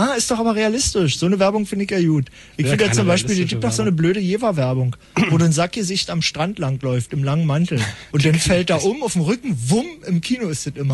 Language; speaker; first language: German; native; German